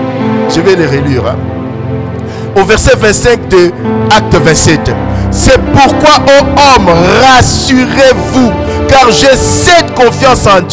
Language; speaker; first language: French; non-native, local second language; Lingala